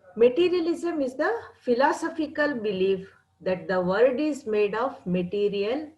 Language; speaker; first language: English; non-native, local second language; Kannada